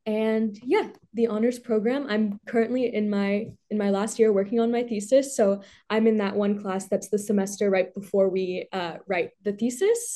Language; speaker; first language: English; native; English